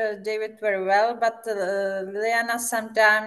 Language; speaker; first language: English; non-native, fluent; Czech